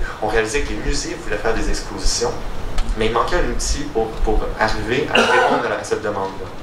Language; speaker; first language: French; native; French